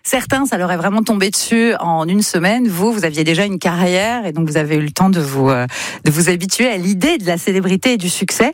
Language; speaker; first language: French; native; French